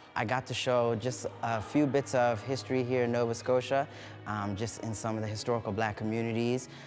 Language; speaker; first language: English; native; English